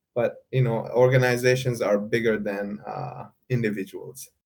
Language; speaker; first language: English; non-native, fluent; Arabic